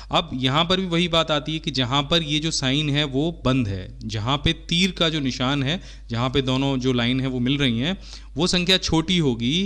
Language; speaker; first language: Hindi; native; Hindi